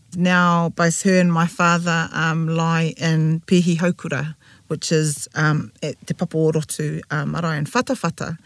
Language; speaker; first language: English; native; English